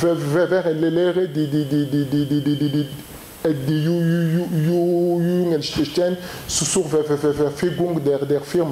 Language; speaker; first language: German; non-native, learner; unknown